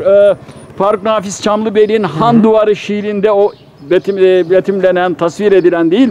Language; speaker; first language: Turkish; native; Turkish